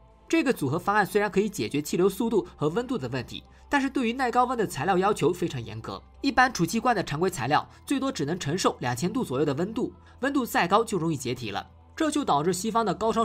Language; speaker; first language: Chinese; native; Chinese